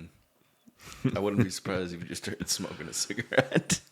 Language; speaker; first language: English; native; English